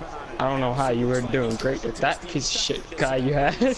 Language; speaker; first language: English; native; English